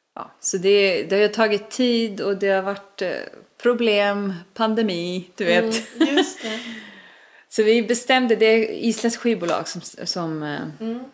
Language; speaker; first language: Swedish; non-native, fluent; Icelandic